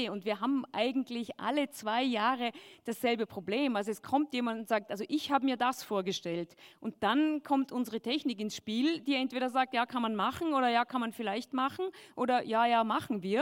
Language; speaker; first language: German; native; German